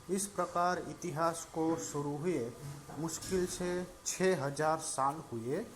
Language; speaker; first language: Hindi; non-native, local second language; Gujarati